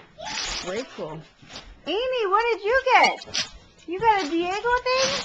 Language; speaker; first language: English; native; English